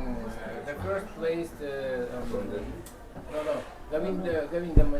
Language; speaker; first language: English; non-native, learner; Russian